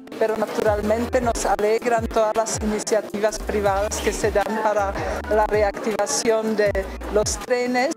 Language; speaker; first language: Spanish; non-native, fluent; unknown